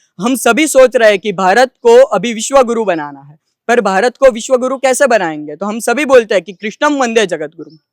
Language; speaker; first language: Hindi; non-native, local second language; Gujarati